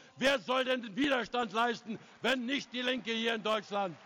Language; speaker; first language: German; native; German